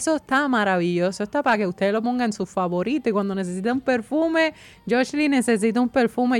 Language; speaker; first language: Spanish; native; Spanish